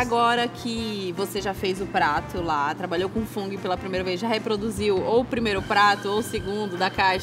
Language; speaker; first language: Portuguese; native; Portuguese